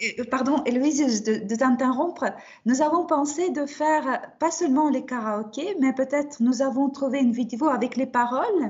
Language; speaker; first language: French; non-native, fluent; Russian